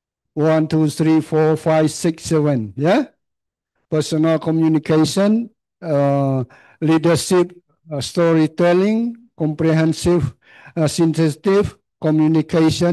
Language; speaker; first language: English; non-native, learner; Khmer